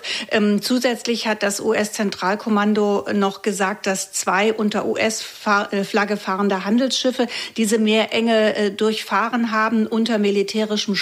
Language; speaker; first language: German; native; German